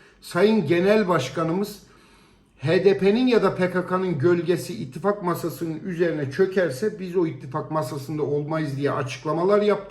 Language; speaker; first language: Turkish; native; Turkish